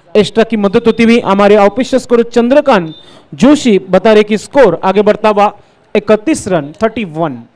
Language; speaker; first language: Hindi; non-native, local second language; Marathi